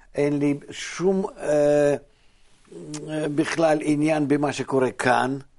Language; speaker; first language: Hebrew; non-native, fluent; Russian